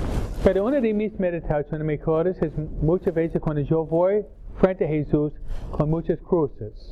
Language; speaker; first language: Spanish; non-native, fluent; English